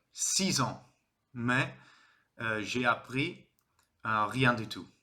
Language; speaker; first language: French; non-native, learner; Dutch